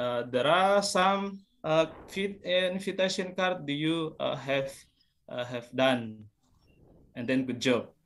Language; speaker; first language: English; non-native, learner; Indonesian